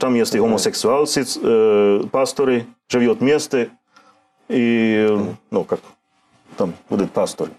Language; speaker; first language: Russian; non-native, learner; Swedish